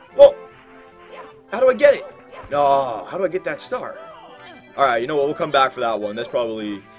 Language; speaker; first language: English; native; English